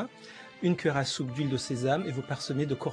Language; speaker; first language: French; native; French